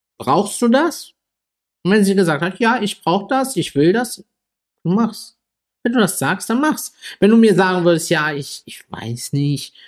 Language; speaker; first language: German; native; German